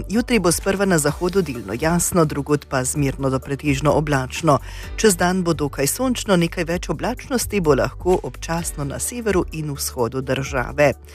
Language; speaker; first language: Slovenian; native; Slovenian